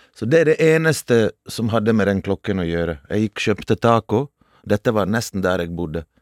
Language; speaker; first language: Norwegian; early bilingual, other home language; Bosnian